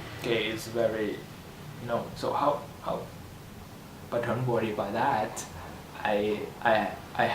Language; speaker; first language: English; non-native, learner; Indonesian